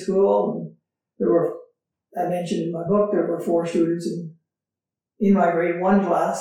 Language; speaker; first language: English; native; English